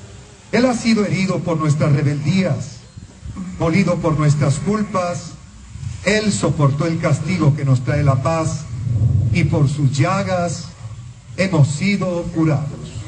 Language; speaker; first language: Spanish; native; Spanish